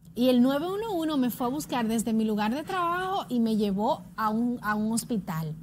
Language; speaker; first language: Spanish; native; Spanish